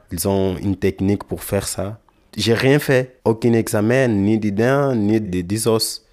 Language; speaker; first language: French; non-native, learner; Lingala